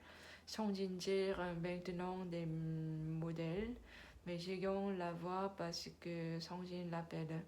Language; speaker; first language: French; non-native, learner; Korean